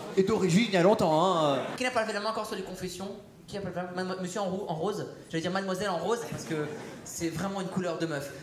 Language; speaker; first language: French; early bilingual, other home language; Persian